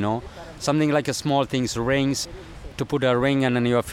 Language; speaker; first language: English; non-native, local second language; Malayalam